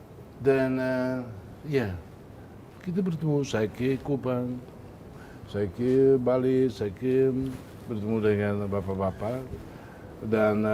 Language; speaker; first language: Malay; non-native, fluent; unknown